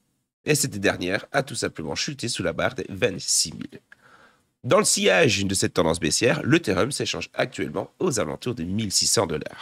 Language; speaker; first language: French; native; French